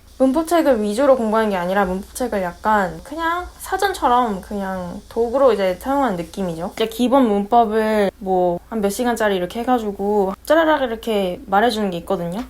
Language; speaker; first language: Korean; native; Korean